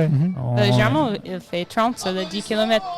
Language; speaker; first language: French; non-native, learner; English